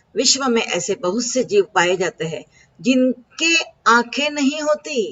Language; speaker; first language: Hindi; non-native, local second language; Marathi